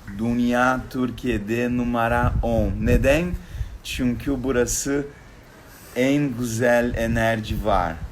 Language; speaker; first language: Turkish; non-native, learner; Portuguese